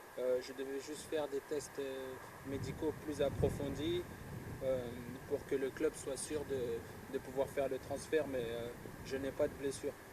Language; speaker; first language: French; native; French